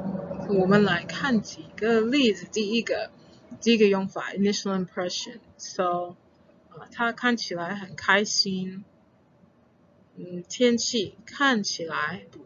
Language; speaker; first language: Chinese; non-native, fluent; English